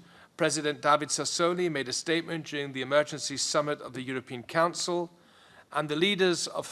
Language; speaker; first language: English; non-native, fluent; German